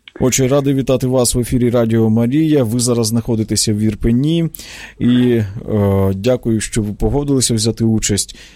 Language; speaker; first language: Ukrainian; native; Ukrainian